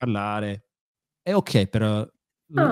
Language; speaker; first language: Italian; non-native, fluent; English